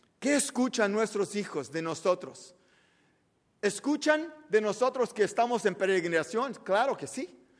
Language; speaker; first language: Spanish; early bilingual, heritage; Spanish